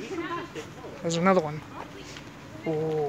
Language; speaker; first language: English; native; English